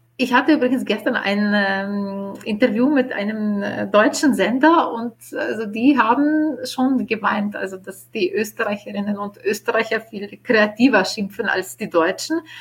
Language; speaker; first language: German; non-native, fluent; Ukrainian